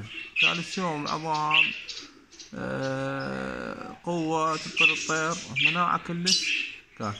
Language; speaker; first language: Arabic; native; Arabic